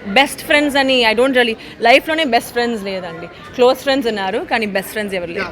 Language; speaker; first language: Telugu; non-native, local second language; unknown